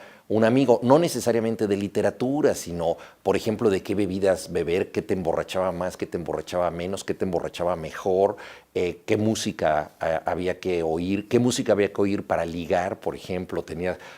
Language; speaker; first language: Spanish; native; Spanish